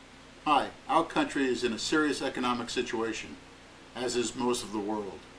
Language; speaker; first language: English; native; English